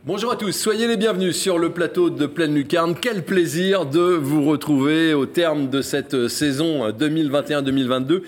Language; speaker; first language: French; native; French